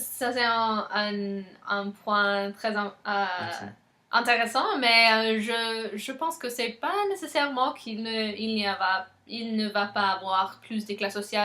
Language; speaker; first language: French; non-native, learner; English